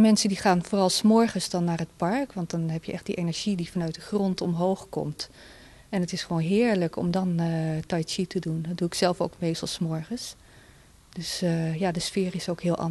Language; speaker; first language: Dutch; native; Dutch